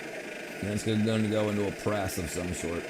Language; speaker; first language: English; native; English